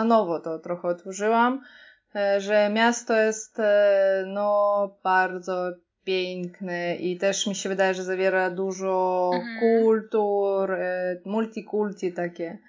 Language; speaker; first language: Polish; non-native, fluent; Russian